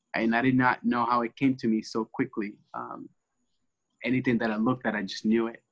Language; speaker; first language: English; early bilingual, other home language; Spanish